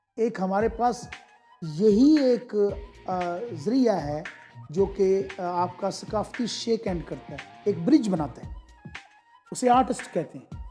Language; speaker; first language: Urdu; non-native, local second language; Punjabi